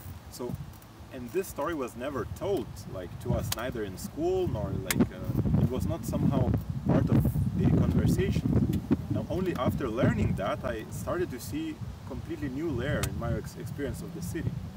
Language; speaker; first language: English; non-native, fluent; Lithuanian